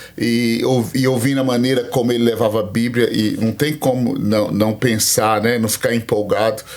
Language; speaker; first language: Portuguese; native; Portuguese